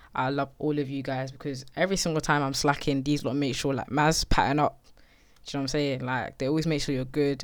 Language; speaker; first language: English; native; English